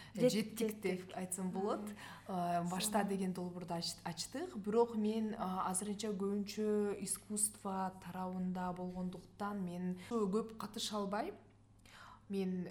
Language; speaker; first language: Kyrgyz; non-native, local second language; Russian